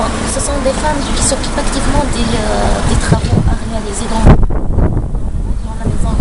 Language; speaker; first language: French; non-native, learner; Arabic